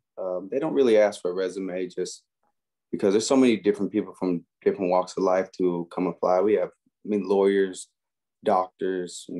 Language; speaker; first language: English; native; English